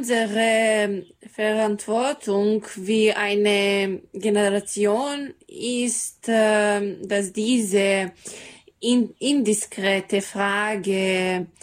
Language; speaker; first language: German; non-native, learner; Serbian